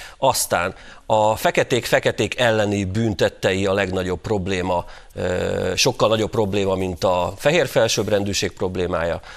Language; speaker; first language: Hungarian; native; Hungarian